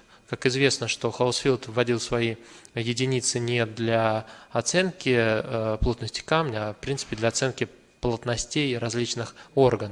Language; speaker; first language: Russian; native; Russian